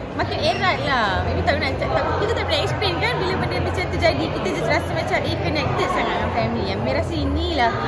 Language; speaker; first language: Malay; native; Malay